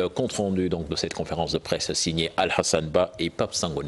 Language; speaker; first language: French; non-native, local second language; Wolof